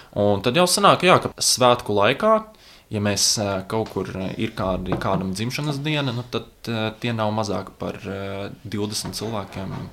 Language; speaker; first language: Latvian; non-native, local second language; Russian